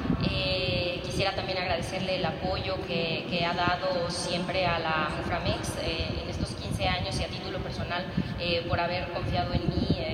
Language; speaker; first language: Spanish; native; Spanish